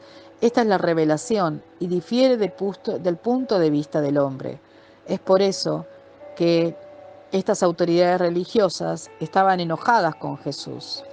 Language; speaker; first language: Spanish; native; Spanish